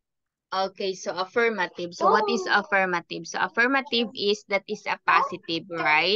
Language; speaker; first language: English; non-native, fluent; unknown